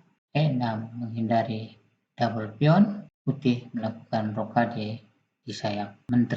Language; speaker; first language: Indonesian; native; Indonesian